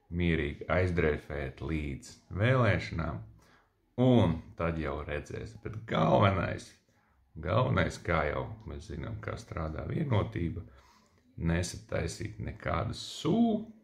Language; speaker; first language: Latvian; native; Latvian